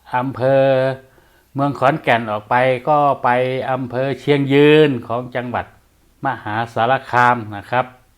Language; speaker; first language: Thai; non-native, local second language; Northeastern Thai